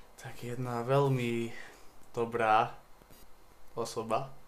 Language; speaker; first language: Slovak; non-native, local second language; Hungarian